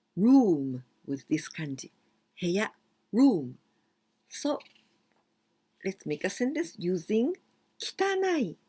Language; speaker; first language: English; non-native, fluent; Japanese